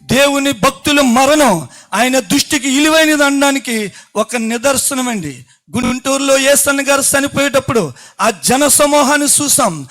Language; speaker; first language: Telugu; native; Telugu